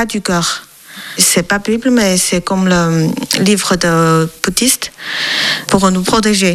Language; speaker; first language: French; non-native, learner; Chinese